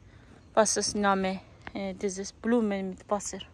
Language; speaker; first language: German; non-native, learner; Persian